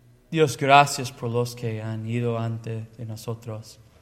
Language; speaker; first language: Spanish; non-native, learner; English